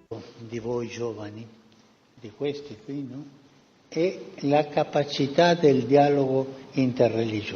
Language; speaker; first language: Italian; early bilingual, heritage; Spanish